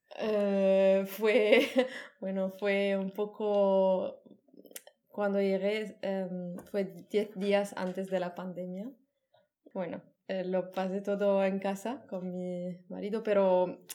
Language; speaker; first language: Spanish; non-native, learner; Arabic